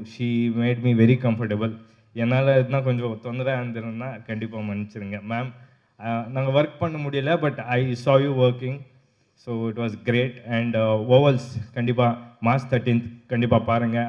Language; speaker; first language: Tamil; non-native, local second language; Kannada